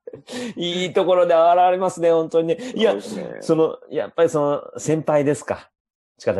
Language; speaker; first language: Japanese; native; Japanese